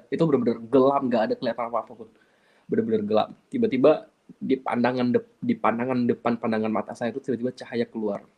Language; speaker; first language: Indonesian; non-native, local second language; Achinese